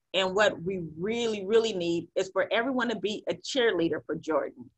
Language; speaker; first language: English; native; English